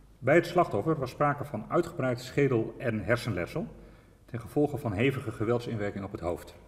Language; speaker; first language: Dutch; native; Dutch